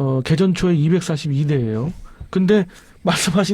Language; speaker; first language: Korean; native; Korean